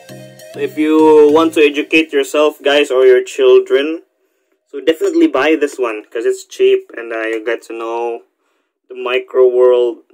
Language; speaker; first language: English; non-native, local second language; Filipino